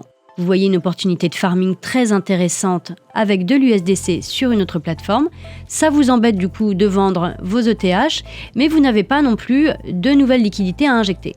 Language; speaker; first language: French; native; French